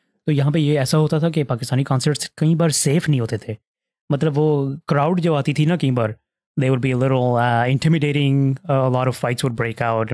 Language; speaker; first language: Hindi; early bilingual, other home language; Urdu